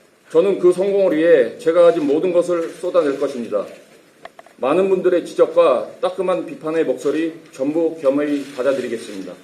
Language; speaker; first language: Korean; native; Korean